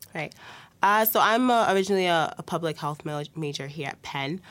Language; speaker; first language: English; early bilingual, other home language; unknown